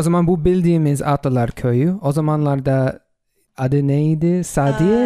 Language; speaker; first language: Turkish; non-native, fluent; English